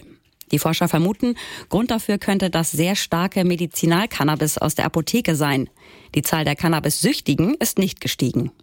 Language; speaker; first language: German; native; German